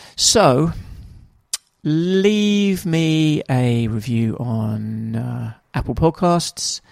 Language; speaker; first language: English; native; English